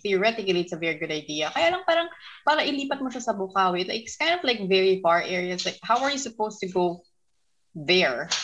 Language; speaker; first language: English; non-native, local second language; Filipino